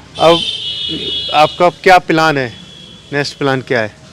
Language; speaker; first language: Hindi; native; Hindi